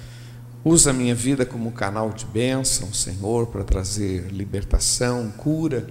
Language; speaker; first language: Portuguese; native; Portuguese